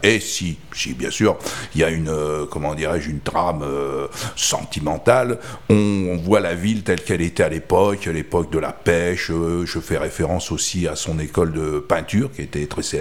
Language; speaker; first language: French; native; French